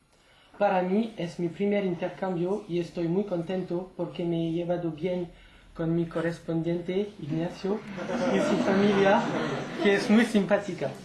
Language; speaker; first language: Spanish; non-native, learner; French